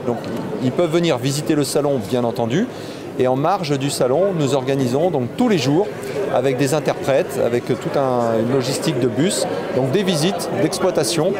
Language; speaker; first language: French; native; French